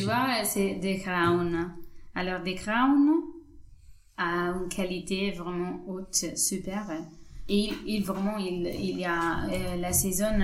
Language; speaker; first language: French; non-native, fluent; Spanish